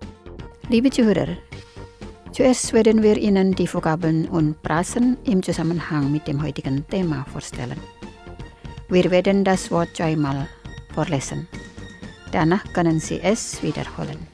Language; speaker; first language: German; non-native, fluent; Indonesian